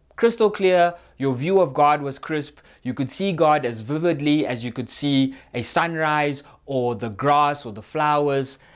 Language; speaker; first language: English; native; English